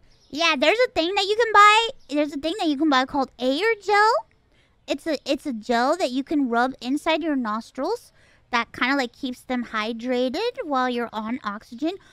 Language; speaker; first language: English; early bilingual, other home language; Spanish